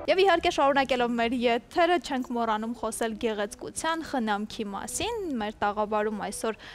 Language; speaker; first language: Armenian; native; Armenian